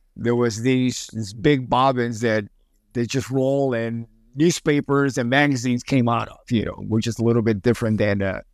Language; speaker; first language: English; early bilingual, other home language; Spanish